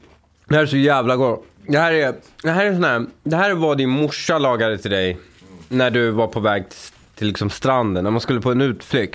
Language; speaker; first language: Swedish; early bilingual, other home language; Persian